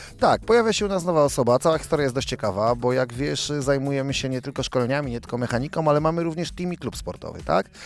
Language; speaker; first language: Polish; native; Polish